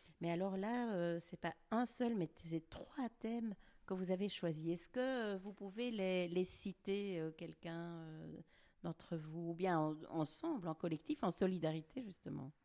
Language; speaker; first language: French; native; French